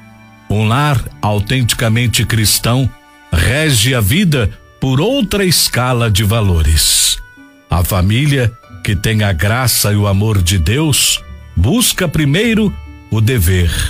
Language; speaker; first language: Portuguese; native; Portuguese